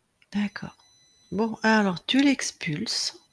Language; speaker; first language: French; native; French